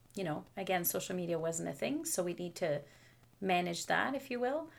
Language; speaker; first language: English; non-native, fluent; French